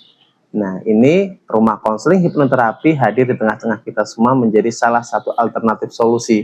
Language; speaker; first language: Indonesian; native; Indonesian